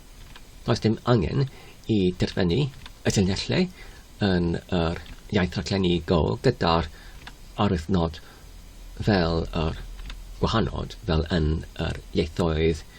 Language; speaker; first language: Welsh; non-native, fluent; English